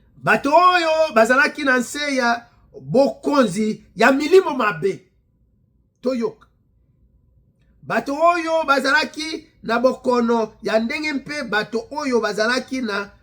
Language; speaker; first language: Lingala; native; Lingala